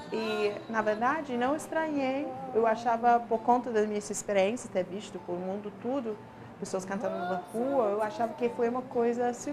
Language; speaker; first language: Portuguese; non-native, fluent; English